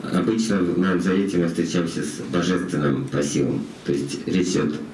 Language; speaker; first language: Russian; native; Russian